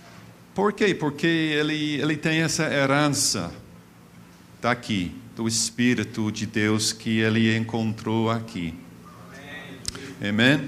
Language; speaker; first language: Portuguese; non-native, fluent; English